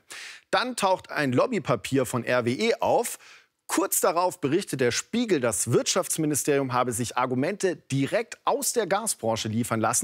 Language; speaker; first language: German; native; German